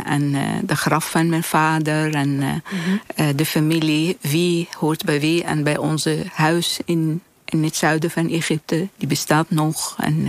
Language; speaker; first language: Dutch; non-native, fluent; Arabic